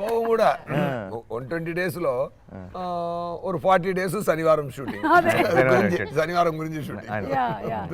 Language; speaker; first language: Telugu; non-native, fluent; Tamil